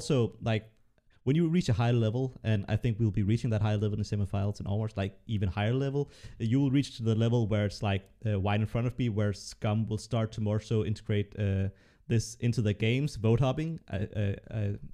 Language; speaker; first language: English; non-native, fluent; Danish